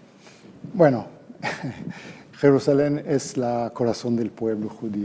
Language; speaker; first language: Spanish; non-native, fluent; Hebrew